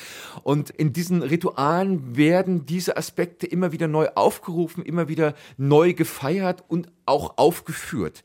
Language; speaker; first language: German; native; German